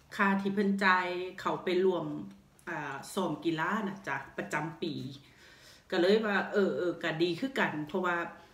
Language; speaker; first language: Thai; native; Thai